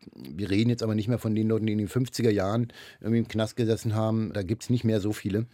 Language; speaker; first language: German; native; German